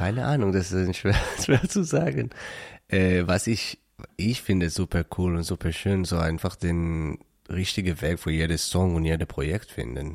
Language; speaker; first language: German; non-native, learner; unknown